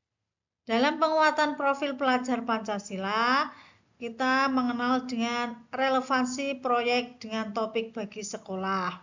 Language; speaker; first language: Indonesian; native; Indonesian